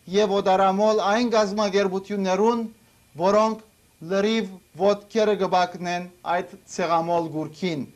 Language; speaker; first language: Armenian; early bilingual, heritage; Armenian